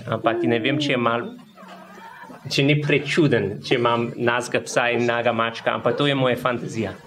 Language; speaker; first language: Slovenian; non-native, learner; English